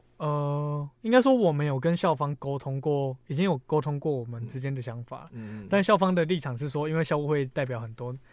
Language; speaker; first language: Chinese; native; Chinese